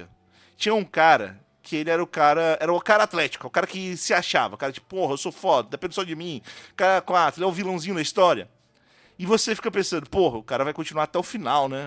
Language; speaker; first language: Portuguese; native; Portuguese